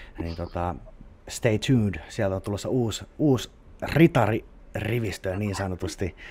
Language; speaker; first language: Finnish; native; Finnish